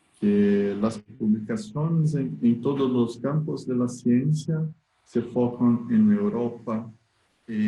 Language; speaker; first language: Spanish; non-native, learner; Portuguese